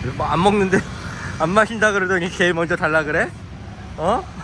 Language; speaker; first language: Korean; native; Korean